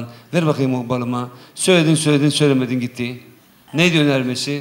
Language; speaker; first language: Turkish; native; Turkish